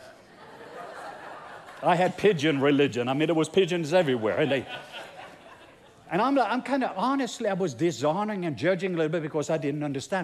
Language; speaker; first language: English; non-native, fluent; Norwegian